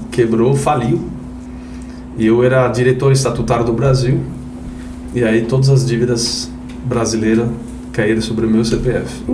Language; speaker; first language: Portuguese; non-native, fluent; French